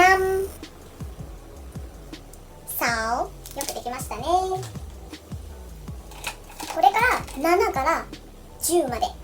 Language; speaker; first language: Japanese; non-native, fluent; Vietnamese